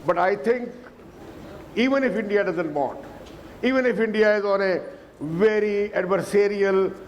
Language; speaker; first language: English; non-native, local second language; Urdu